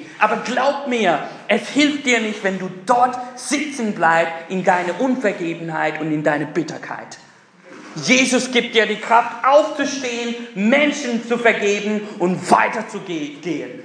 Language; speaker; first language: German; non-native, fluent; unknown